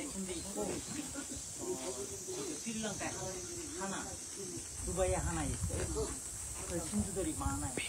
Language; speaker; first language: Korean; non-native, fluent; Bangla